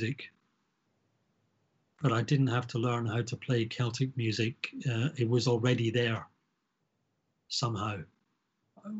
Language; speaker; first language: English; native; English